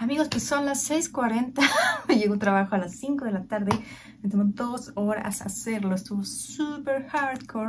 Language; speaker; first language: Spanish; native; Spanish